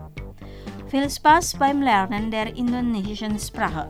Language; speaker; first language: German; non-native, fluent; Indonesian